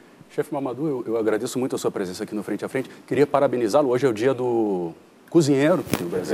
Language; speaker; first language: Portuguese; native; Portuguese